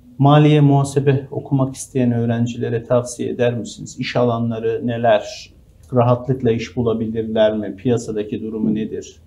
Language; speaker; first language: Turkish; native; Turkish